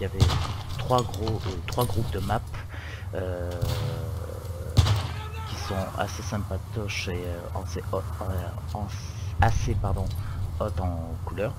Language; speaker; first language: French; native; French